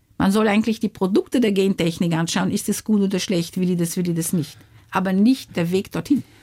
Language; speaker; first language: German; early bilingual, heritage; Luxembourgish